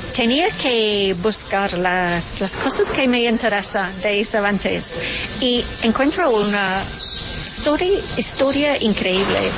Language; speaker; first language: Spanish; non-native, learner; English